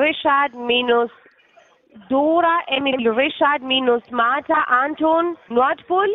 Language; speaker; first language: German; non-native, fluent; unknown